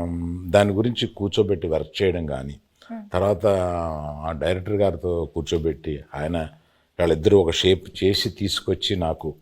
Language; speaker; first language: Telugu; native; Telugu